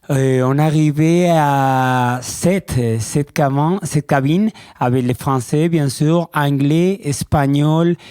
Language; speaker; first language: French; non-native, learner; Spanish